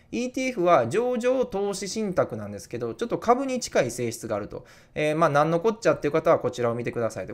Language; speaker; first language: Japanese; native; Japanese